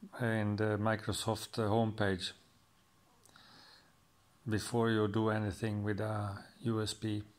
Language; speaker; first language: English; non-native, fluent; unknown